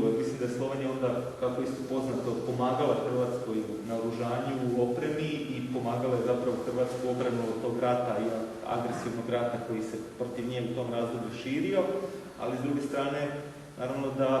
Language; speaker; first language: Croatian; native; Croatian